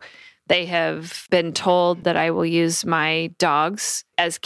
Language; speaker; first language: English; native; English